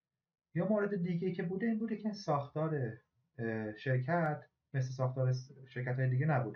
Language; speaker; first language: Persian; native; Persian